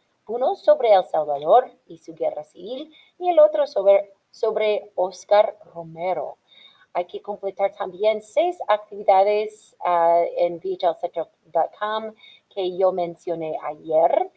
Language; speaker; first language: Spanish; non-native, fluent; English